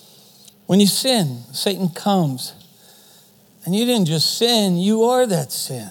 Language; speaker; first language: English; non-native, fluent; German